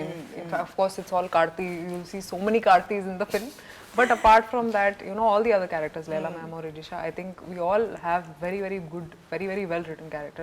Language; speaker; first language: Telugu; non-native, fluent; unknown